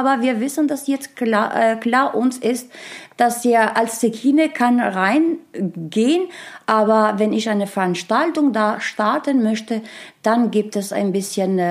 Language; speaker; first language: German; non-native, learner; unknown